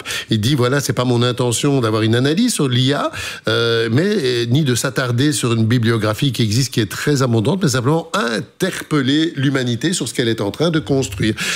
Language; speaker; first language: French; native; French